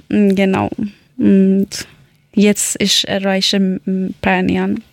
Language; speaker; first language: German; non-native, learner; Persian